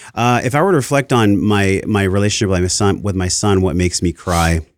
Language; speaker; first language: English; early bilingual, other home language; Italian